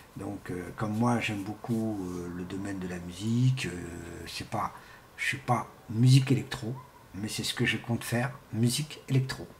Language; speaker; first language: French; non-native, fluent; Portuguese